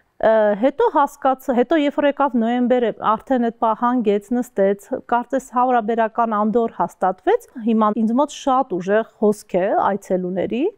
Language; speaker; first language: Armenian; native; Armenian